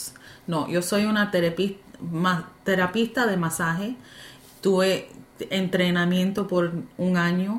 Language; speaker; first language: Spanish; early bilingual, heritage; Spanish